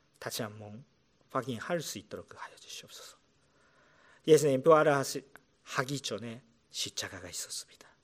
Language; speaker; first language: Korean; non-native, fluent; Japanese